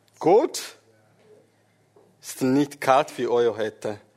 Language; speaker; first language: German; non-native, fluent; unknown